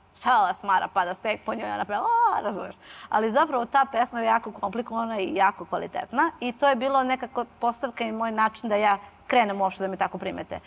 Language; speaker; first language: Serbian; early bilingual, heritage; Serbian